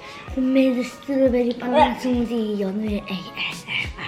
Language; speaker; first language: Korean; native; Korean